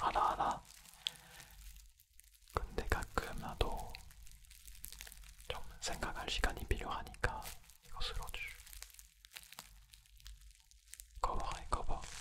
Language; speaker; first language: Korean; non-native, fluent; French